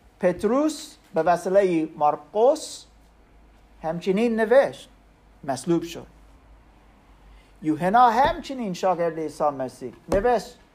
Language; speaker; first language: Persian; non-native, learner; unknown